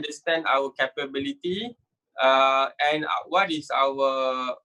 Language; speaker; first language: English; non-native, local second language; Malay